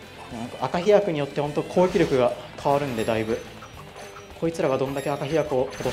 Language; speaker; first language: Japanese; native; Japanese